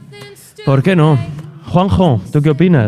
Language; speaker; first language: Spanish; native; Spanish